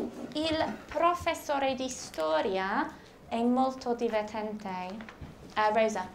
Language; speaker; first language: Italian; non-native, fluent; English